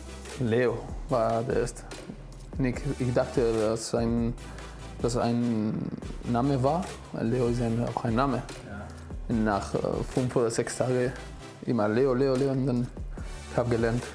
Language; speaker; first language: German; non-native, learner; Spanish